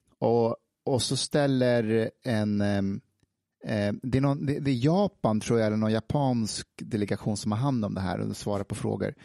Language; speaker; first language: Swedish; early bilingual, other home language; Persian